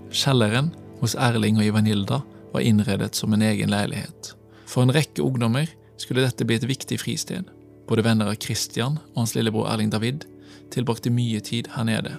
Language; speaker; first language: Norwegian; native; Norwegian